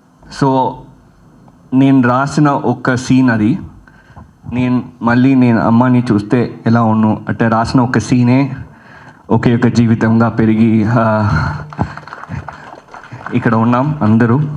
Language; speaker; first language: Telugu; early bilingual, heritage; Telugu